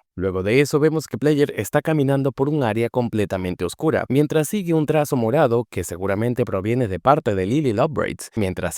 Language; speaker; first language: Spanish; native; Spanish